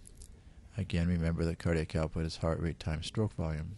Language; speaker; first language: English; native; English